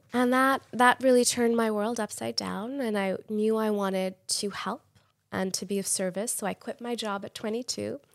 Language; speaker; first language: English; non-native, local second language; Urdu